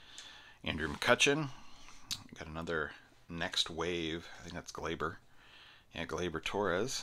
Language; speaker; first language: English; native; English